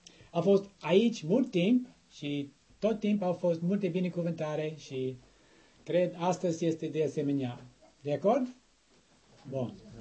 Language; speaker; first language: Romanian; non-native, learner; English